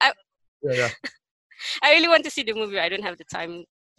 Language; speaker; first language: English; non-native, local second language; Malay